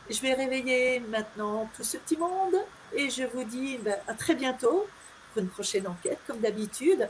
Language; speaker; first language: French; native; French